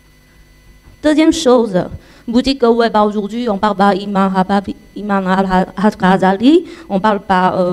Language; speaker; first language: French; non-native, learner; Chinese